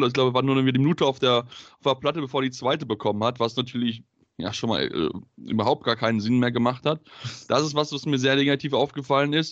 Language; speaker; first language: German; native; German